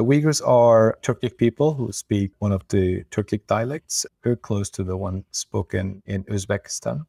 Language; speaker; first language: English; non-native, fluent; Uyghur